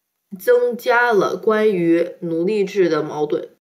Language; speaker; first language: Chinese; early bilingual, heritage; Chinese